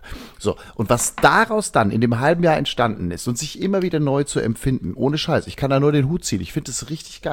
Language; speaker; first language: German; native; German